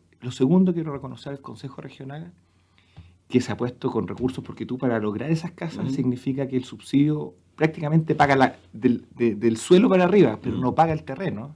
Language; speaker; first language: Spanish; native; Spanish